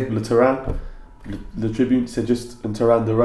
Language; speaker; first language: French; non-native, learner; English